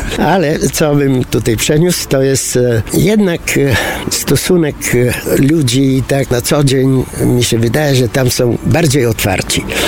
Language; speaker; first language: Polish; non-native, fluent; Bulgarian